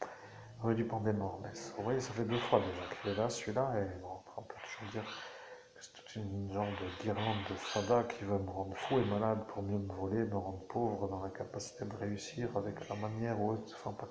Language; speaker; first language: French; native; French